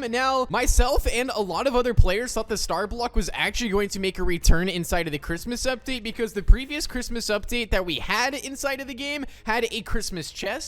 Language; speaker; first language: English; native; English